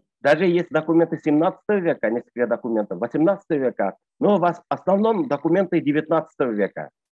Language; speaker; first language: Russian; non-native, local second language; Bashkir